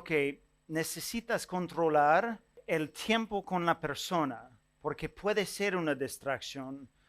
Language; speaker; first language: Spanish; non-native, fluent; English